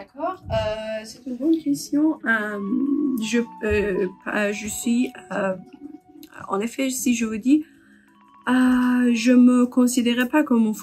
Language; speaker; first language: French; non-native, learner; Persian